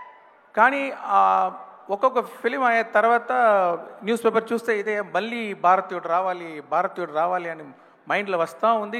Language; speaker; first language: Telugu; non-native, local second language; Tamil